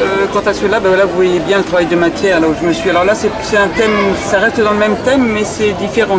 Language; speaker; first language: French; native; French